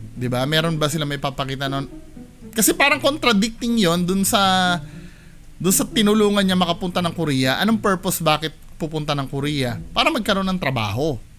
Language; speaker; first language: Filipino; native; Filipino